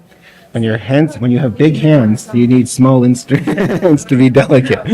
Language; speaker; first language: English; native; English